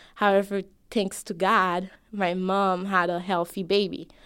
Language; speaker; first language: English; non-native, fluent; Haitian Creole